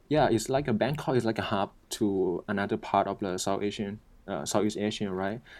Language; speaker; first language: English; non-native, learner; Thai